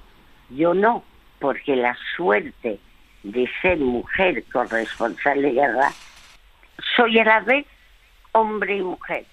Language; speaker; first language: Spanish; early bilingual, other home language; French